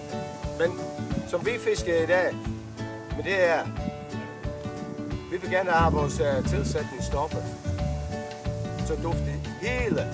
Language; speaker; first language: Danish; non-native, fluent; English